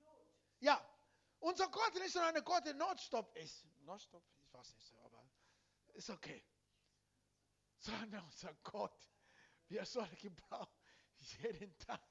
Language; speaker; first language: German; non-native, learner; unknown